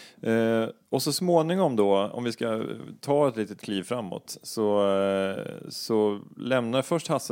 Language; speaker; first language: Swedish; native; Swedish